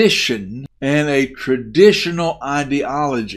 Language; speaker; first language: English; native; English